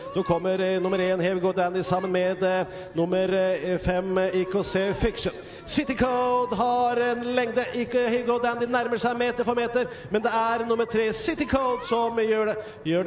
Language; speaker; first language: Norwegian; native; Norwegian